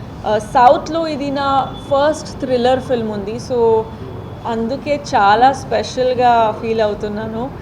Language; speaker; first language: Telugu; non-native, fluent; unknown